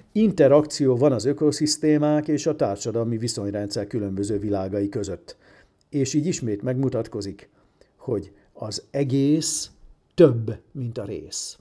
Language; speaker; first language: Hungarian; native; Hungarian